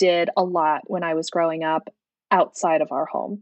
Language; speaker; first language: English; early bilingual, other home language; Chinese